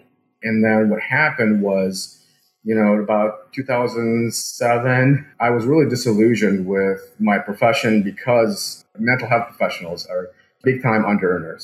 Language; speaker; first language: English; early bilingual, other home language; Russian